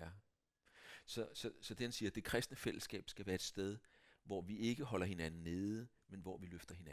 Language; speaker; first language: Danish; native; Danish